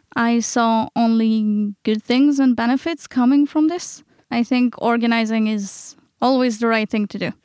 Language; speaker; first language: English; non-native, fluent; Hebrew